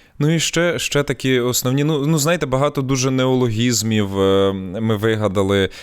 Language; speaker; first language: Ukrainian; non-native, local second language; Russian